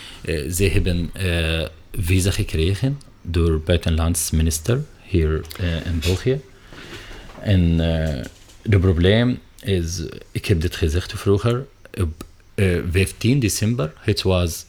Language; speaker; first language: Dutch; non-native, learner; Arabic